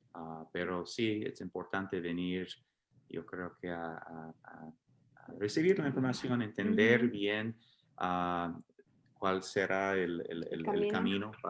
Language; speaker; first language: Spanish; non-native, fluent; English